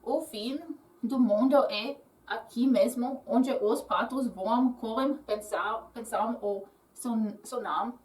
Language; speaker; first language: Portuguese; non-native, learner; English